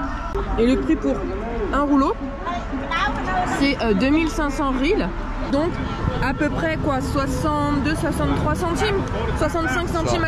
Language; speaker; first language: French; native; French